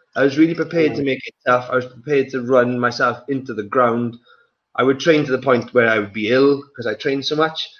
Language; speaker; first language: English; native; English